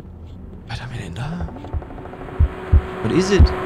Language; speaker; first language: German; native; German